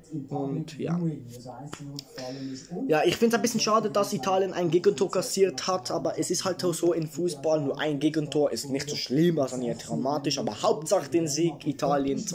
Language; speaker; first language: German; early bilingual, other home language; Italian